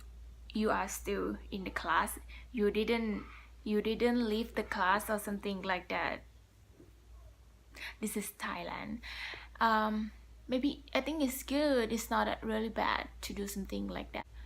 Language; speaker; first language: English; non-native, learner; Thai